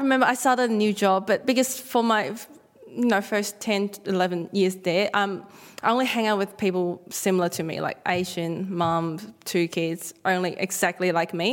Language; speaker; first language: English; non-native, local second language; Cantonese